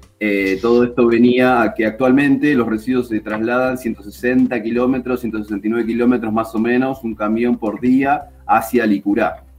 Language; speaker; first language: Spanish; native; Spanish